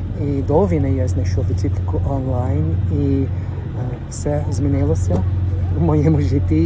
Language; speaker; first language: Ukrainian; non-native, learner; English